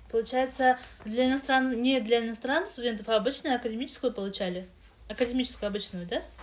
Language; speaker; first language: Russian; native; Russian